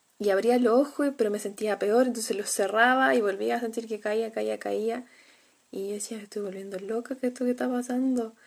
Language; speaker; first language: Spanish; native; Spanish